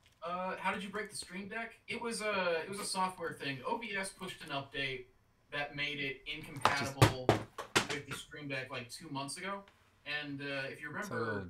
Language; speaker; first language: English; native; English